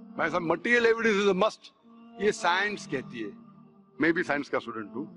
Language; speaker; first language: Hindi; non-native, local second language; Konkani